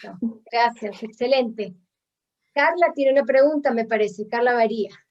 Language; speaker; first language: Spanish; native; Spanish